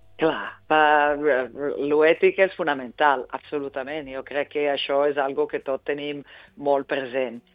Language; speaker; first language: Catalan; non-native, fluent; Italian